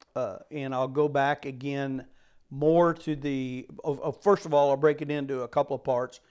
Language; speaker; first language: English; native; English